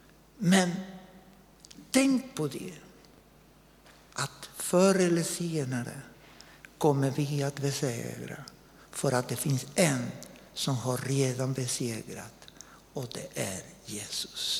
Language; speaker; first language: Swedish; non-native, fluent; Spanish